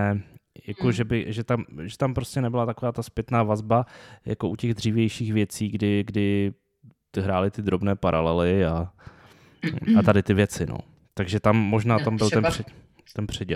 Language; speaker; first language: Czech; native; Czech